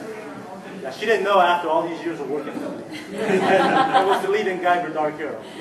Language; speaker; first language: English; native; English